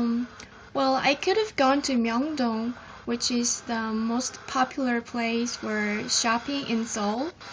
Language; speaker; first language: English; non-native, fluent; Korean